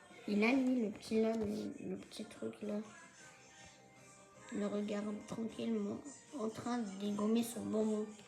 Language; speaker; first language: French; native; French